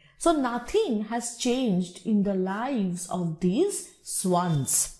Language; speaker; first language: English; non-native, local second language; Bangla